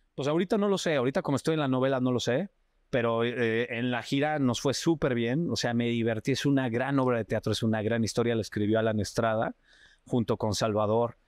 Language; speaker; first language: Spanish; native; Spanish